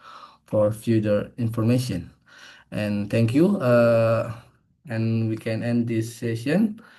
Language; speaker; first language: English; non-native, fluent; Indonesian